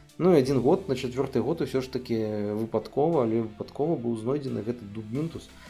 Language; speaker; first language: Belarusian; native; Belarusian